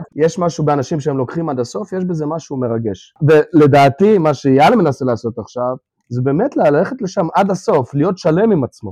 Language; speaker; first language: Hebrew; early bilingual, other home language; Russian